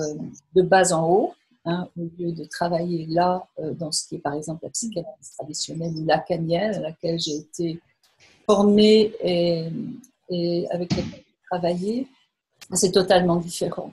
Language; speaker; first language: French; native; French